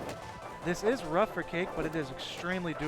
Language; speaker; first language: English; native; English